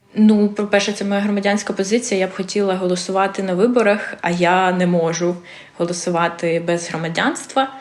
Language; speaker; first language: Ukrainian; early bilingual, other home language; Armenian